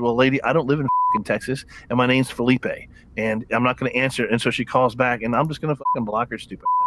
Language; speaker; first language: English; native; English